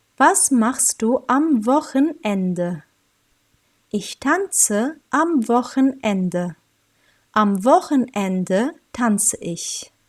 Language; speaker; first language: German; non-native, fluent; Turkish